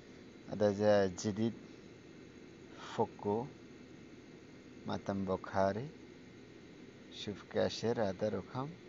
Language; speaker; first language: Arabic; non-native, learner; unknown